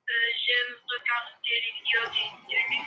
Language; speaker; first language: French; non-native, learner; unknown